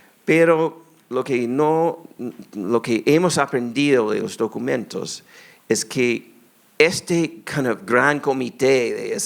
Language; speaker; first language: Spanish; non-native, fluent; English